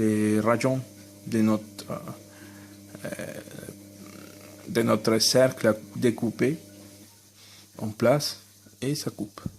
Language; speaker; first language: French; non-native, fluent; Spanish